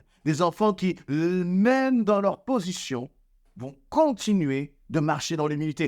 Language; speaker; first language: French; native; French